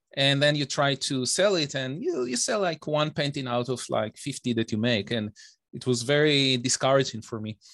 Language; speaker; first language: English; non-native, fluent; Hebrew